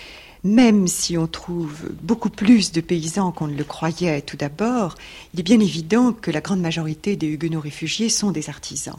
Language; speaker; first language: French; native; French